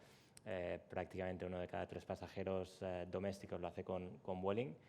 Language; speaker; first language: Spanish; native; Spanish